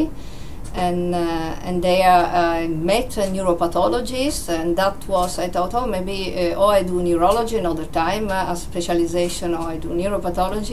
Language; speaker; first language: English; non-native, fluent; Italian